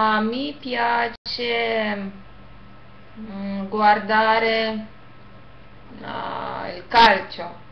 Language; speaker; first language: Italian; non-native, fluent; Russian